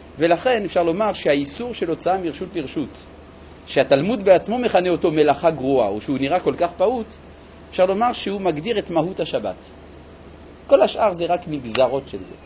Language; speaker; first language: Hebrew; non-native, fluent; French